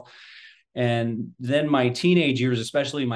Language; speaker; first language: English; native; English